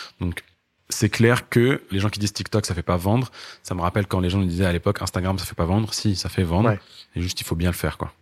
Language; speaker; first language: French; non-native, local second language; Arabic